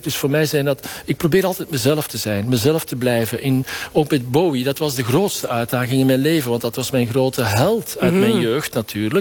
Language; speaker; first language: Dutch; native; Dutch